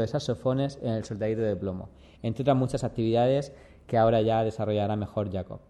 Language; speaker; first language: Spanish; native; Spanish